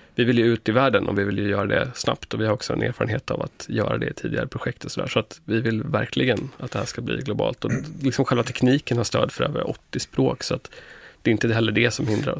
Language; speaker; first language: Swedish; native; Swedish